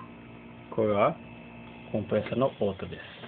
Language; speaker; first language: Japanese; non-native, fluent; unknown